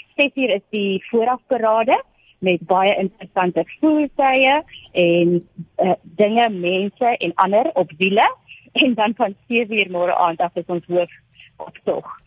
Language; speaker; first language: Afrikaans; native; Afrikaans